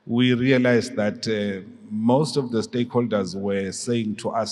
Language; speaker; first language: English; non-native, local second language; Swati